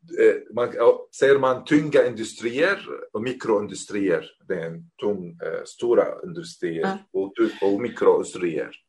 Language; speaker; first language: Swedish; non-native, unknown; Arabic